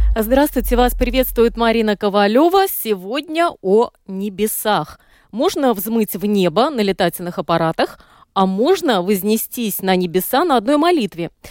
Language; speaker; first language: Russian; native; Russian